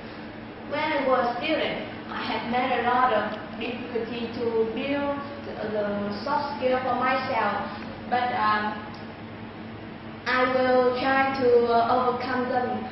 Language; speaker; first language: English; non-native, learner; Vietnamese